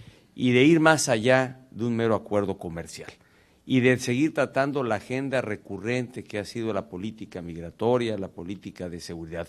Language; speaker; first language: Spanish; native; Spanish